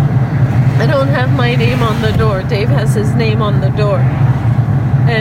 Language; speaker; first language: English; native; English